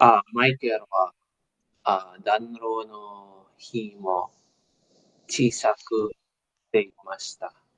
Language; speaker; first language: Japanese; non-native, learner; English